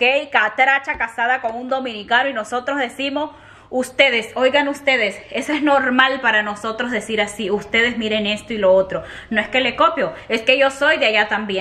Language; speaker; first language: Spanish; native; Spanish